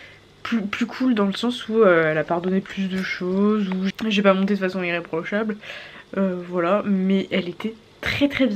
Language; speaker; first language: French; native; French